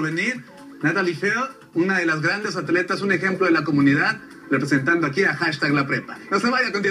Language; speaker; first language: Spanish; native; Spanish